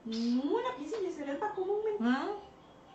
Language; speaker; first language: Spanish; native; Spanish